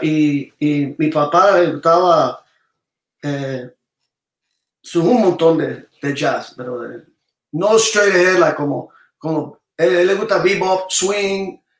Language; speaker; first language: Spanish; early bilingual, other home language; English